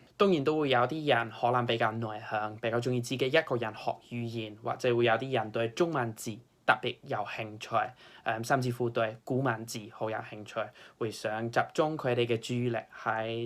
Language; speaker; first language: Cantonese; non-native, fluent; English